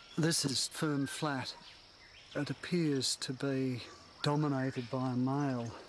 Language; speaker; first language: English; native; English